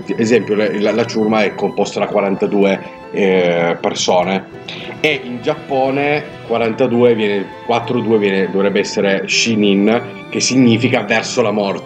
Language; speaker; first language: Italian; native; Italian